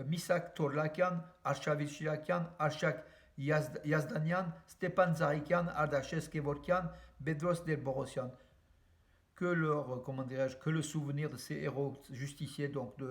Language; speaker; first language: French; native; French